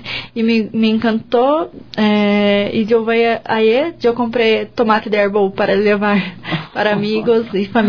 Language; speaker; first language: Spanish; non-native, learner; Portuguese